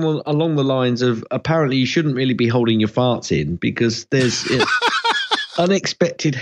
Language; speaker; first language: English; native; English